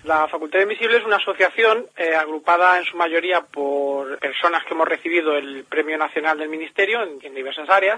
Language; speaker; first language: Spanish; native; Spanish